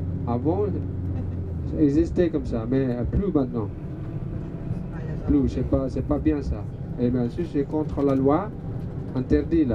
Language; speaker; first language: French; non-native, learner; Balinese